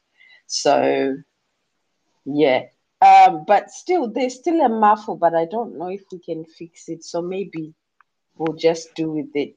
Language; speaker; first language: English; non-native, local second language; Shona